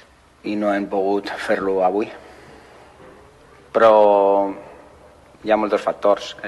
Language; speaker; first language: Catalan; non-native, learner; Spanish